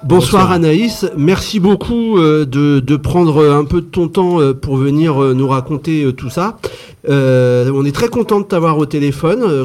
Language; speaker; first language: French; native; French